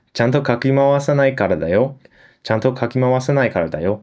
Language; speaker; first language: Japanese; non-native, fluent; English